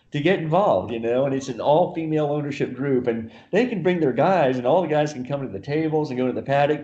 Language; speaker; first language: English; native; English